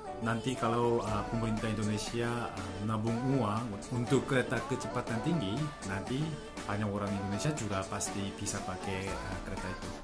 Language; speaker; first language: Indonesian; non-native, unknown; Korean